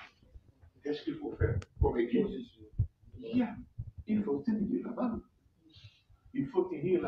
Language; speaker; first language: French; non-native, fluent; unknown